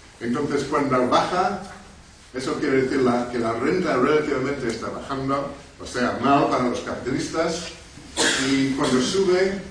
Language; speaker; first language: Spanish; non-native, fluent; English